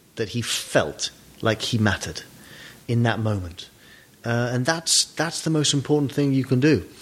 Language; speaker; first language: English; native; English